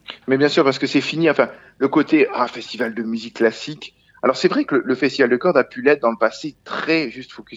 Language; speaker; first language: French; native; French